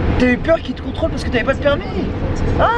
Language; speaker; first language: French; native; French